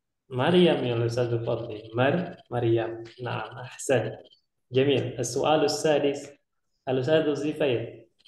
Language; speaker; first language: Arabic; non-native, fluent; Indonesian